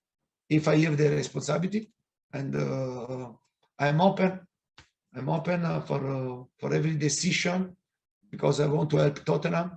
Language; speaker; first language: English; non-native, fluent; Italian